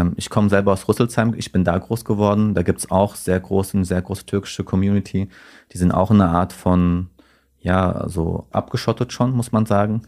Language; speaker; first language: German; early bilingual, other home language; Turkish